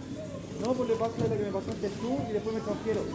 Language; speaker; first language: Spanish; native; Spanish